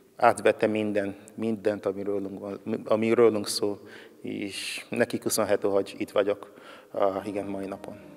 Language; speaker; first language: Hungarian; non-native, fluent; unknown